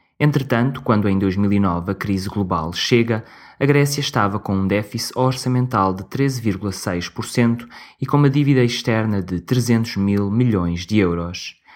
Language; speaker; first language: Portuguese; native; Portuguese